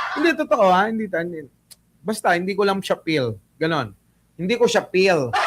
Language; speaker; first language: Filipino; non-native, local second language; Iloko